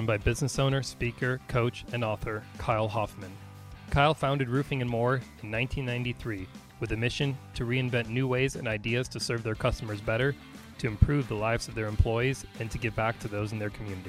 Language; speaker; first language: English; native; English